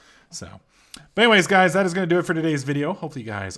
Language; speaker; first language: English; native; English